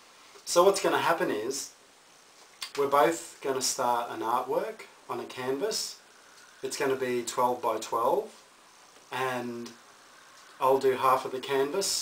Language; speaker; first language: English; native; English